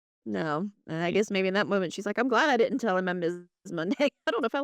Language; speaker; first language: English; native; English